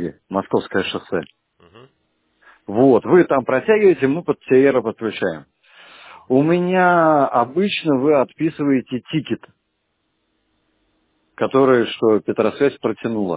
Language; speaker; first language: Russian; native; Russian